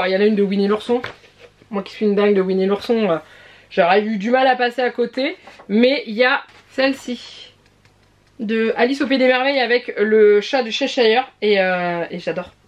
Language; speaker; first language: French; native; French